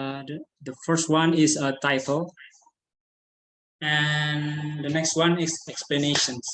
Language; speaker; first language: English; non-native, learner; Indonesian